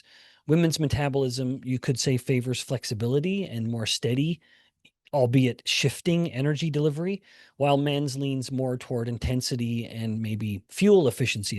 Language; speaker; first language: English; native; English